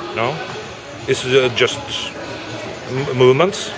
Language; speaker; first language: English; non-native, fluent; Norwegian